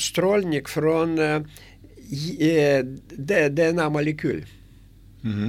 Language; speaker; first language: Swedish; non-native, fluent; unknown